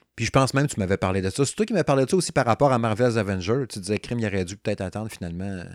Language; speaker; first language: French; native; French